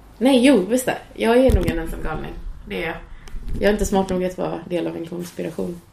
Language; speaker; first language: Swedish; early bilingual, other home language; Cantonese